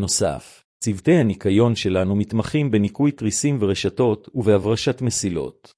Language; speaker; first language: Hebrew; native; Hebrew